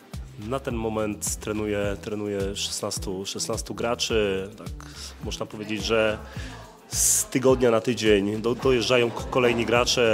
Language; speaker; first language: Polish; native; Polish